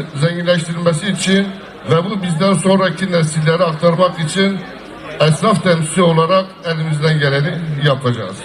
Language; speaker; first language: Turkish; native; Turkish